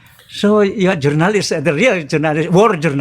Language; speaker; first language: English; non-native, learner; Indonesian